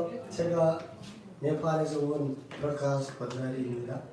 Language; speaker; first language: Korean; non-native, learner; Nepali